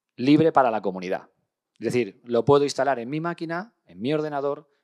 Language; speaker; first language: Spanish; native; Spanish